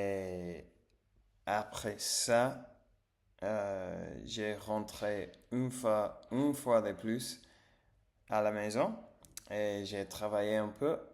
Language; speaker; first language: French; non-native, learner; English